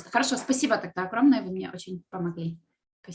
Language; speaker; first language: Russian; native; Russian